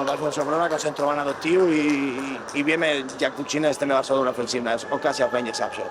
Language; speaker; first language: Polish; non-native, learner; Spanish